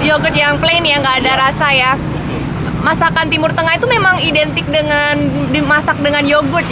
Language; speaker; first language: Indonesian; native; Indonesian